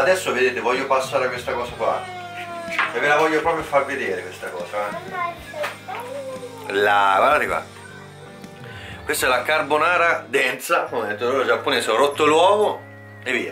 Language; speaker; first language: Italian; native; Italian